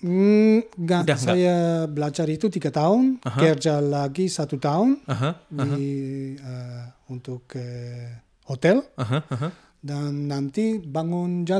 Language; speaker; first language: Indonesian; non-native, learner; German